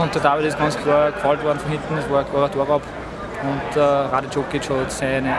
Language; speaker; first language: German; native; German